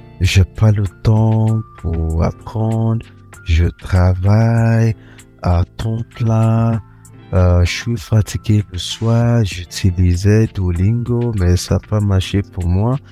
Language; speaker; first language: French; non-native, fluent; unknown